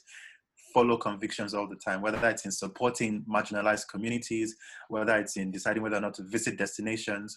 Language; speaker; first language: English; non-native, local second language; Yoruba